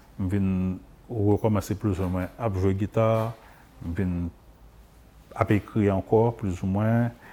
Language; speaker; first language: French; non-native, local second language; Haitian Creole